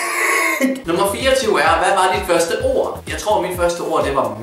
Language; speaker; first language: Danish; native; Danish